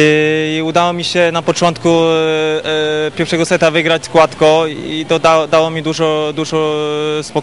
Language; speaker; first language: Polish; non-native, fluent; Chinese